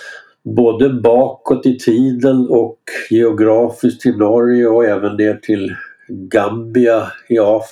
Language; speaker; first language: Swedish; native; Swedish